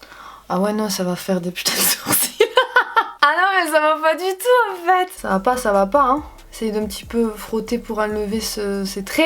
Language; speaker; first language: French; native; French